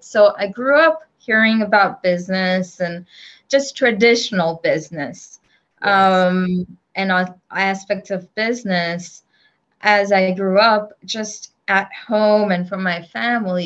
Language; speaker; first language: English; non-native, local second language; Gujarati